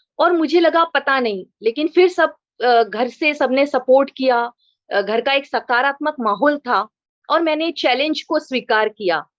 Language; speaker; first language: Hindi; non-native, local second language; Marathi